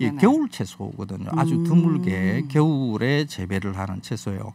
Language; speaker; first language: Korean; native; Korean